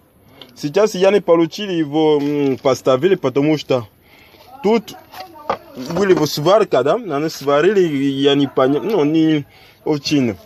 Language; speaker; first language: Russian; non-native, learner; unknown